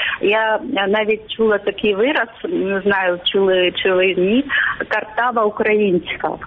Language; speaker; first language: Ukrainian; non-native, local second language; Russian